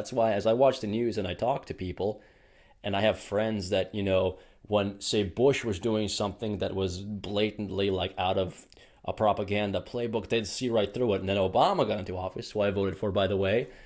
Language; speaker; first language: English; native; English